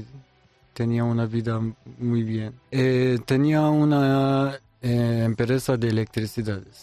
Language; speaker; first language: Spanish; non-native, learner; Persian